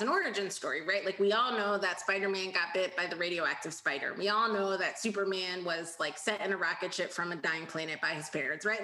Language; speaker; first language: English; native; English